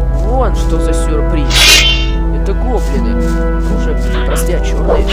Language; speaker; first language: Russian; native; Russian